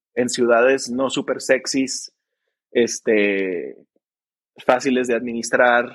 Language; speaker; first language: Spanish; native; Spanish